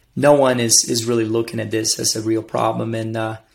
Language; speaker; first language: English; non-native, fluent; Portuguese